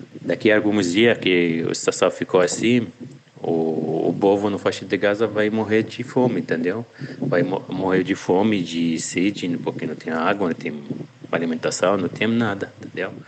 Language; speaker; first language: Portuguese; non-native, learner; Arabic